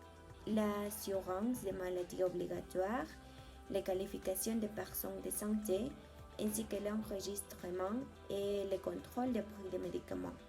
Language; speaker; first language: French; non-native, learner; Spanish